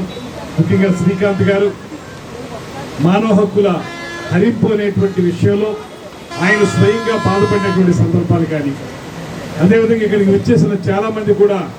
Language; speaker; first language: Telugu; native; Telugu